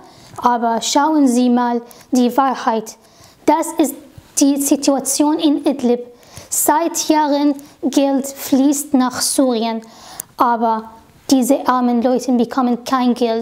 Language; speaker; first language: German; non-native, fluent; Arabic